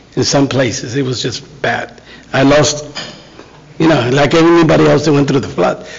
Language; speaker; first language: English; native; English